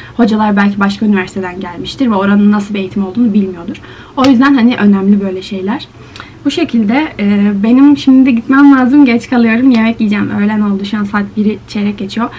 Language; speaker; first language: Turkish; native; Turkish